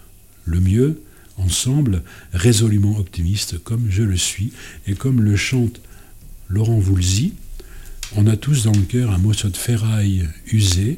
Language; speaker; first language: French; native; French